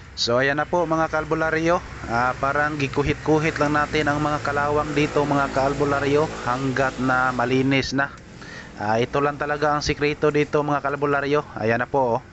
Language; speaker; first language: Filipino; non-native, local second language; Cebuano